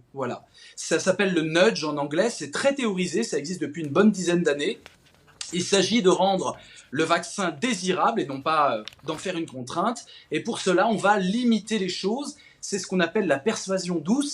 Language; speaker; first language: French; native; French